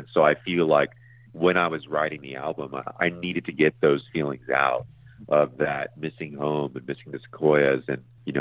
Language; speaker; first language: English; native; English